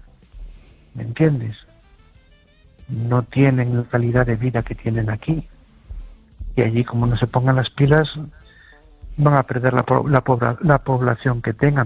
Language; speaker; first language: Spanish; native; Spanish